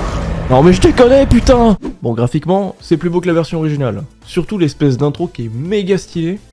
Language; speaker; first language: French; native; French